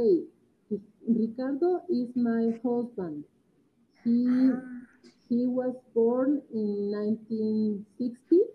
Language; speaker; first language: English; non-native, learner; Spanish